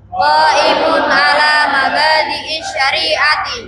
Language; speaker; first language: Arabic; non-native, learner; Indonesian